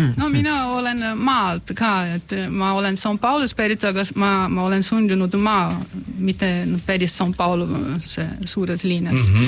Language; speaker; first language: Estonian; non-native, fluent; Portuguese